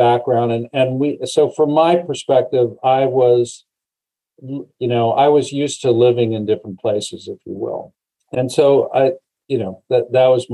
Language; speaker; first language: English; native; English